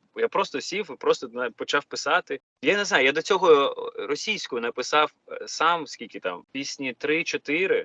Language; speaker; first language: Ukrainian; non-native, local second language; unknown